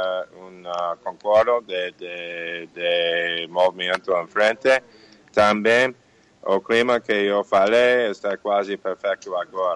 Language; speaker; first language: Portuguese; non-native, fluent; English